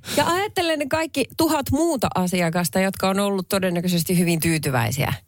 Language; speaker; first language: Finnish; native; Finnish